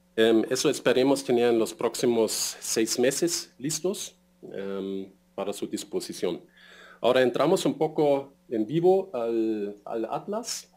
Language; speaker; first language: Spanish; non-native, fluent; German